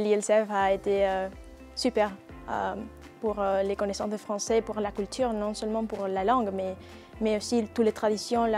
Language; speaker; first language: French; non-native, fluent; Spanish